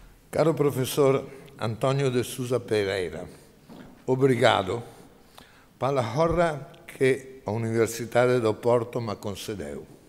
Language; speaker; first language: Portuguese; non-native, learner; Italian